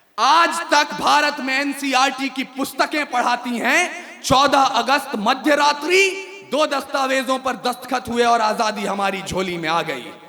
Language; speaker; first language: Hindi; native; Hindi